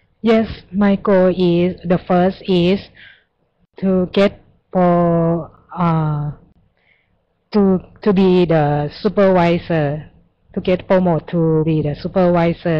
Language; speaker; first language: English; non-native, learner; Thai